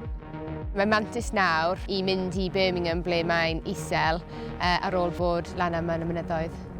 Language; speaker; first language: Welsh; non-native, local second language; English